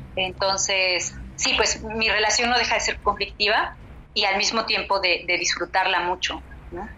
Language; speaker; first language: Spanish; native; Spanish